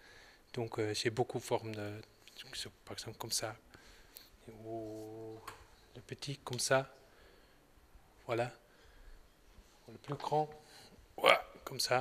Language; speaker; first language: French; non-native, learner; Dutch